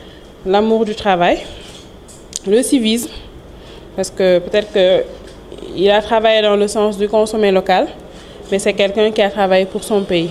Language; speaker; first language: French; non-native, local second language; Wolof